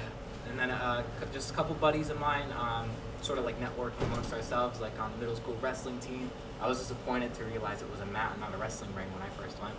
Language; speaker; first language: English; native; English